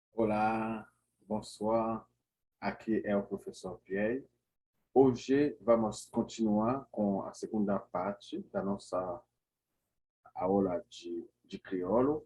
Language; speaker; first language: Portuguese; non-native, fluent; Haitian Creole